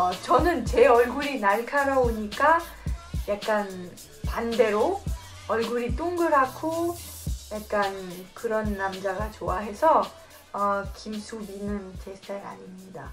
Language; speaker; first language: Korean; non-native, fluent; French